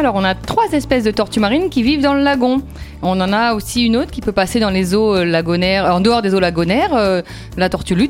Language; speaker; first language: French; native; French